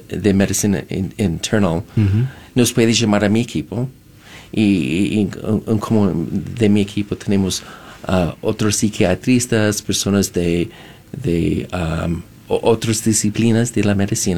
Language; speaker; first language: Spanish; non-native, fluent; English